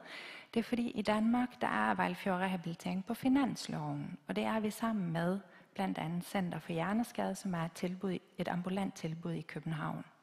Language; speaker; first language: Danish; native; Danish